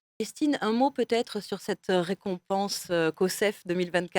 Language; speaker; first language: French; native; French